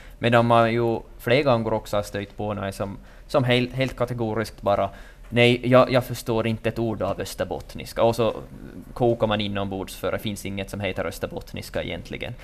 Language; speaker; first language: Swedish; native; Swedish